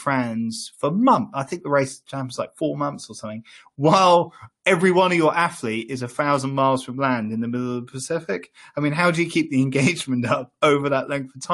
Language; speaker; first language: English; native; English